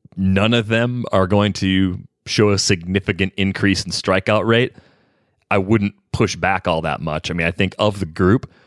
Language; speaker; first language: English; native; English